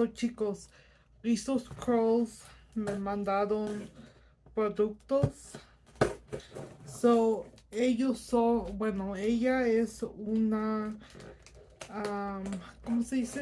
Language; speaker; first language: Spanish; early bilingual, heritage; Spanish